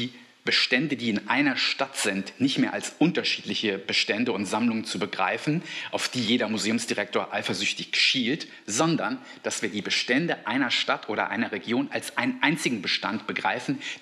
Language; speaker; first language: German; native; German